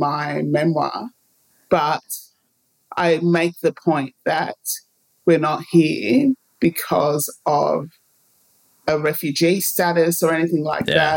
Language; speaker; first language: English; native; English